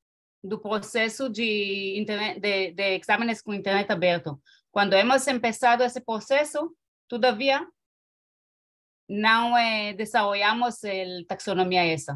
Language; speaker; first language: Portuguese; non-native, learner; Spanish